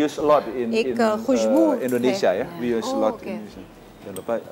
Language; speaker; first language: English; non-native, fluent; Indonesian